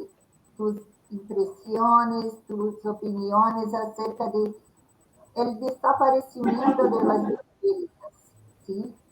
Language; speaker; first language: Spanish; non-native, fluent; Portuguese